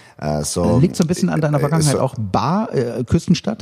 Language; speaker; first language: German; native; German